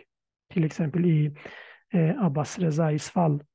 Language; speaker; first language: Swedish; non-native, fluent; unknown